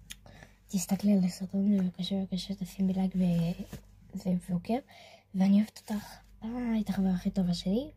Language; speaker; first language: Hebrew; native; Hebrew